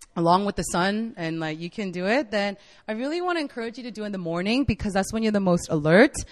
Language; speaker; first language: English; native; English